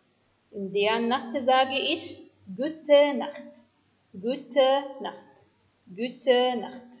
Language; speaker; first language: German; non-native, fluent; Arabic